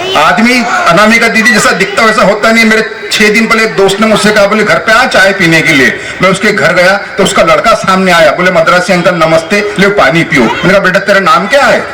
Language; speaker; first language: Hindi; non-native, local second language; Telugu